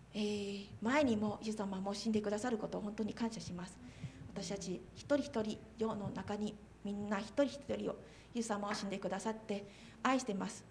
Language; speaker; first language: Japanese; non-native, fluent; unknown